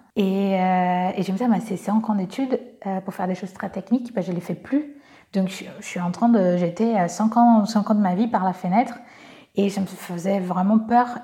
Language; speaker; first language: French; non-native, fluent; Portuguese